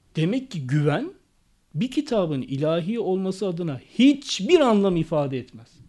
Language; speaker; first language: Turkish; native; Turkish